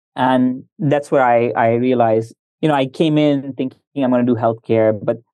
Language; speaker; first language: English; early bilingual, other home language; Hindi